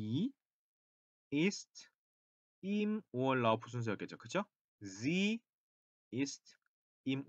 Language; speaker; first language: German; non-native, fluent; Korean